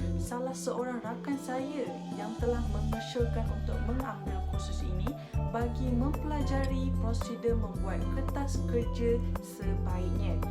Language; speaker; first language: Malay; native; Malay